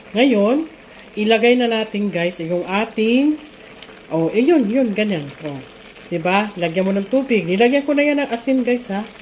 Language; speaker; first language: Filipino; non-native, local second language; Cebuano